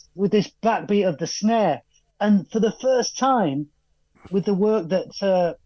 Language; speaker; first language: English; native; English